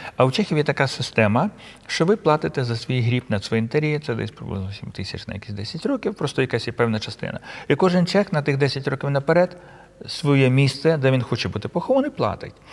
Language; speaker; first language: Ukrainian; native; Ukrainian